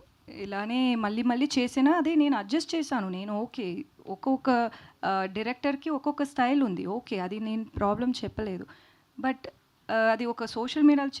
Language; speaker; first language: Telugu; non-native, learner; Tamil